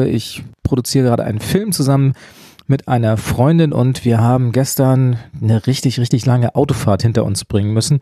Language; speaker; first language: German; native; German